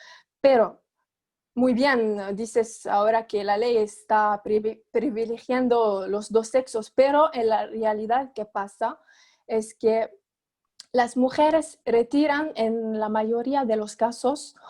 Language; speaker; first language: Spanish; non-native, fluent; Arabic